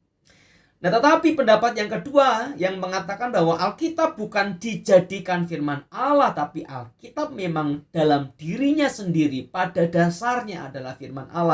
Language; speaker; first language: Indonesian; native; Indonesian